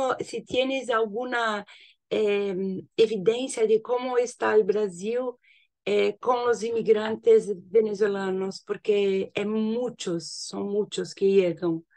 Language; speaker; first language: Spanish; non-native, learner; Portuguese